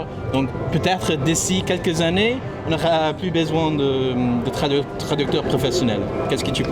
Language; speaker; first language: French; non-native, fluent; English